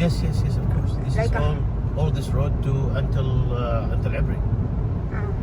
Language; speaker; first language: English; non-native, fluent; Arabic